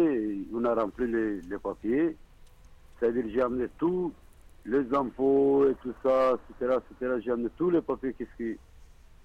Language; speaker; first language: French; non-native, learner; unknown